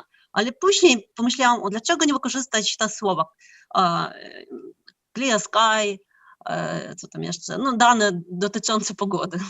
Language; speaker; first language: Polish; non-native, fluent; Ukrainian